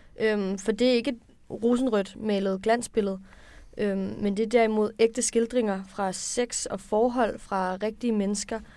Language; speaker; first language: Danish; native; Danish